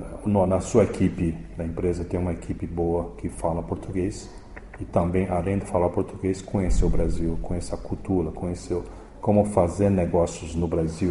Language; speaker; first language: Portuguese; early bilingual, other home language; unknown